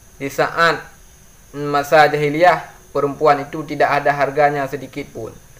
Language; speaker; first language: Malay; non-native, local second language; Achinese